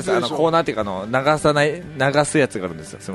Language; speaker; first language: Japanese; native; Japanese